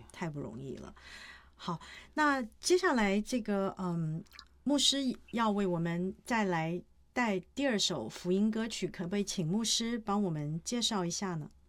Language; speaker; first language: Chinese; native; Chinese